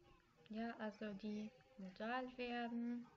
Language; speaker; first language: German; non-native, fluent; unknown